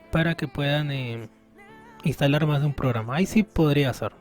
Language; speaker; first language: Spanish; native; Spanish